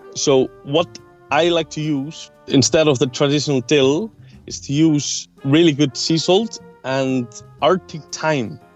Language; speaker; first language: English; non-native, fluent; Icelandic